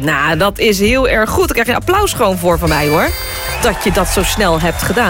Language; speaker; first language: Dutch; native; Dutch